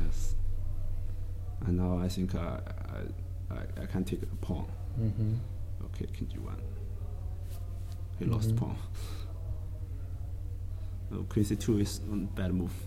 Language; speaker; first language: English; non-native, learner; Chinese